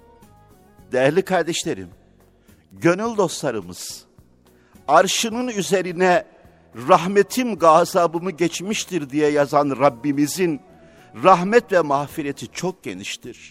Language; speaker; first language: Turkish; native; Turkish